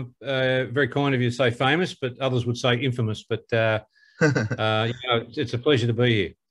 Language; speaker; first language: English; native; English